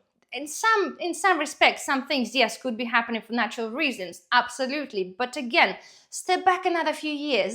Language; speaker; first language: English; non-native, fluent; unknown